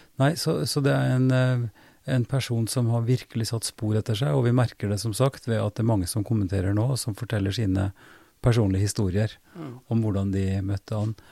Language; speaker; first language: Norwegian; native; Norwegian